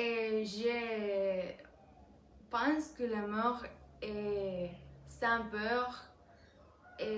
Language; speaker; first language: French; non-native, learner; Spanish